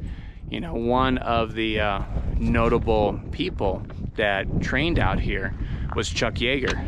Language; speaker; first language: English; native; English